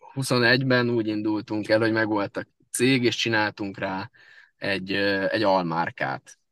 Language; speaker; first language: Hungarian; native; Hungarian